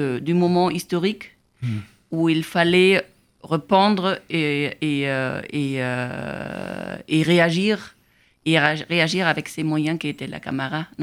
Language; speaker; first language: French; non-native, fluent; German